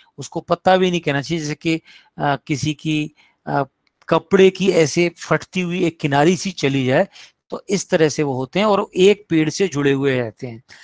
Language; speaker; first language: Hindi; native; Hindi